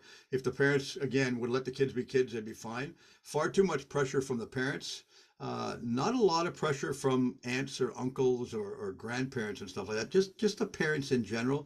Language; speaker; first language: English; native; English